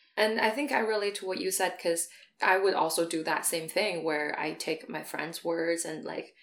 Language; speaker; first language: English; non-native, fluent; Chinese